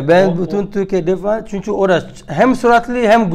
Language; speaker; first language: Turkish; non-native, learner; French